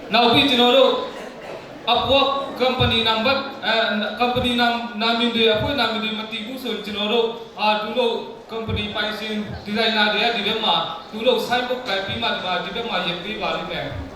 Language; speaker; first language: Burmese; non-native, local second language; Tedim Chin